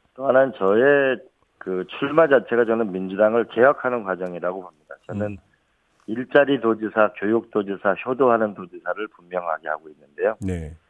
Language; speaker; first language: Korean; native; Korean